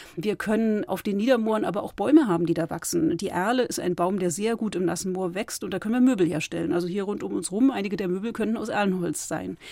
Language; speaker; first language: German; native; German